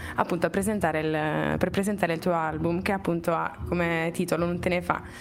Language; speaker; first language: Italian; native; Italian